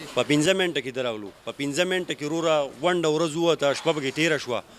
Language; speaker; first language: Pashto; native; Pashto